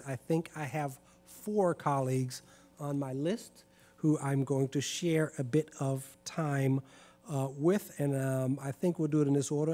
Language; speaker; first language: English; native; English